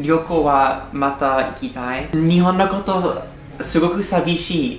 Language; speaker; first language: Japanese; non-native, learner; English